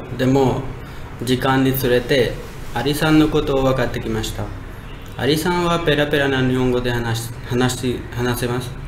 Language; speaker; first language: Japanese; non-native, learner; Hindi